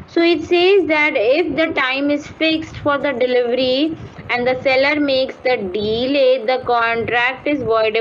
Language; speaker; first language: English; non-native, local second language; Hindi